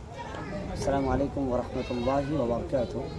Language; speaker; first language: Arabic; non-native, fluent; Urdu